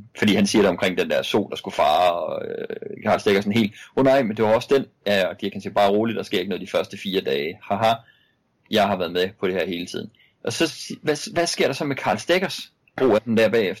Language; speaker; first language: Danish; native; Danish